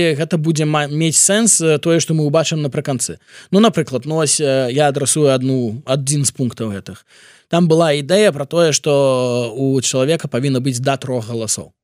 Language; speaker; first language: Belarusian; non-native, local second language; Russian